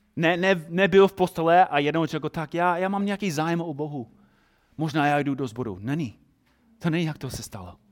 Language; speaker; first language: Czech; non-native, fluent; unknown